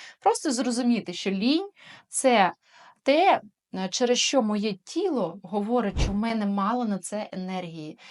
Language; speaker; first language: Ukrainian; non-native, local second language; Russian